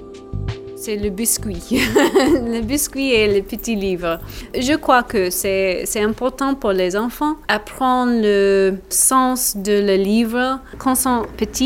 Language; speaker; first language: French; non-native, learner; English